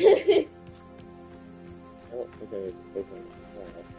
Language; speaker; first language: English; native; English